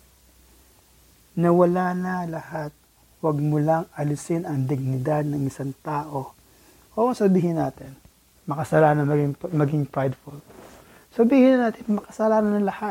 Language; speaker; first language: English; non-native, local second language; Filipino